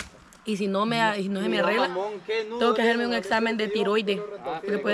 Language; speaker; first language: Spanish; native; Spanish